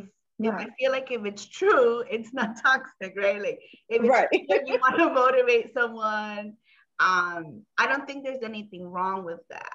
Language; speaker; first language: English; native; English